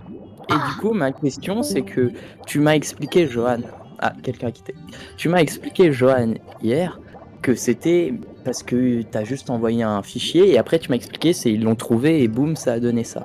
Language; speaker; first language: French; native; French